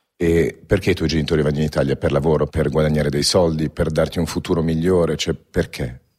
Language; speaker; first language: Italian; native; Italian